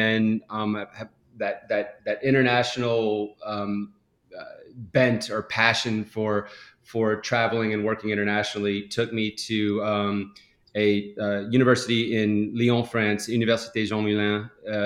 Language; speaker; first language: English; native; English